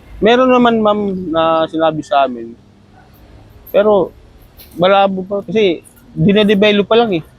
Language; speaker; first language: Filipino; non-native, local second language; Bikol